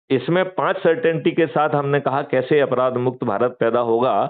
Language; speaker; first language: Hindi; native; Hindi